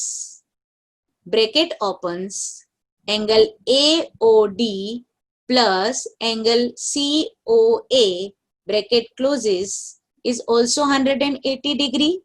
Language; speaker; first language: English; non-native, local second language; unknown